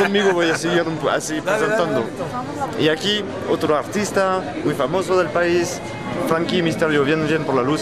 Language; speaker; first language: Spanish; non-native, fluent; French